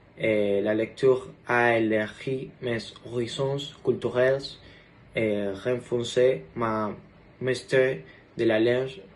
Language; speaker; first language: French; non-native, learner; Spanish